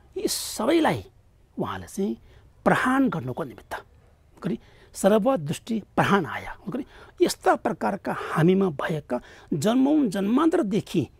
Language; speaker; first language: Nepali; non-native, local second language; Tibetan